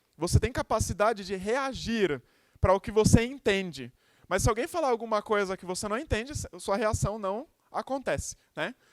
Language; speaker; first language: Portuguese; native; Portuguese